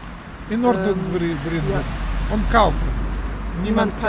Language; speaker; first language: German; non-native, learner; Russian